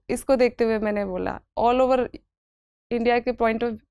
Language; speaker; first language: Hindi; native; Hindi